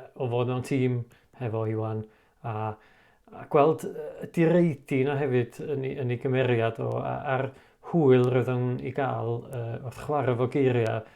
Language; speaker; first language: Welsh; native; Welsh